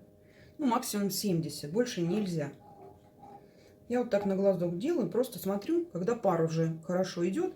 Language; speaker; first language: Russian; native; Russian